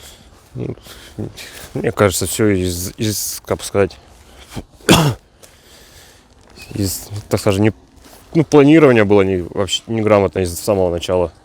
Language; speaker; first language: Russian; native; Russian